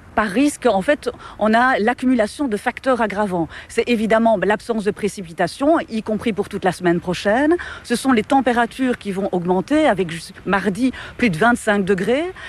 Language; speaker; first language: French; native; French